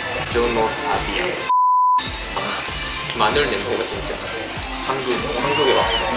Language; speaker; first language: Korean; non-native, fluent; Japanese